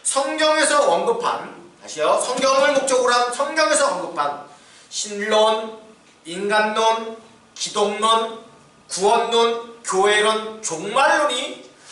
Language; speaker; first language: Korean; native; Korean